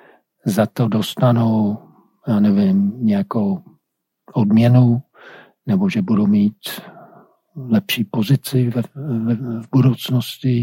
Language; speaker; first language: Czech; non-native, fluent; English